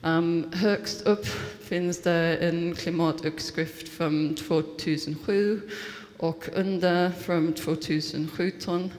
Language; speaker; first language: Swedish; non-native, fluent; English